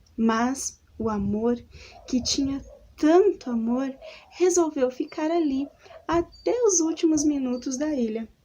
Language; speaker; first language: Portuguese; native; Portuguese